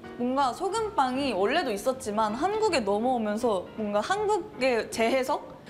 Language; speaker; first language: Korean; native; Korean